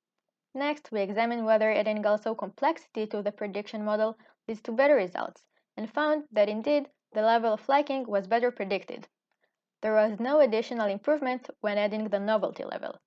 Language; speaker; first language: English; non-native, fluent; Hebrew